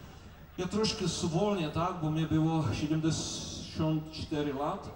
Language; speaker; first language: Polish; non-native, learner; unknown